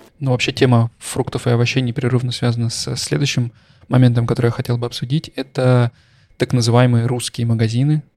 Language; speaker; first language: Russian; native; Russian